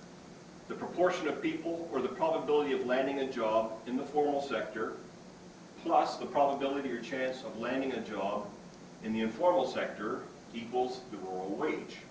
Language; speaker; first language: English; native; English